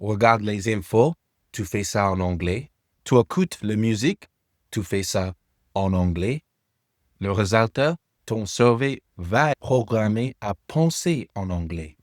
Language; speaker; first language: French; non-native, fluent; English